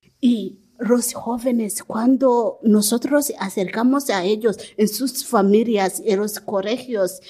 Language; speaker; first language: Spanish; non-native, learner; Kinyarwanda